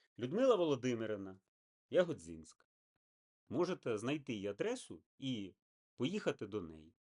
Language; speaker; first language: Ukrainian; native; Ukrainian